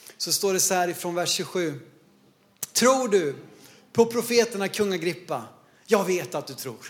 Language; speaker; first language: Swedish; native; Swedish